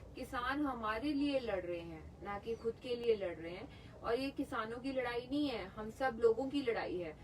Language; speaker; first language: Hindi; non-native, local second language; Punjabi